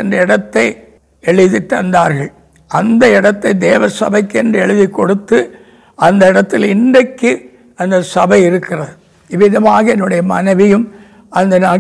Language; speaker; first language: Tamil; native; Tamil